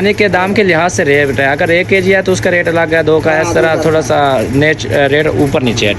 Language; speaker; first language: Hindi; native; Hindi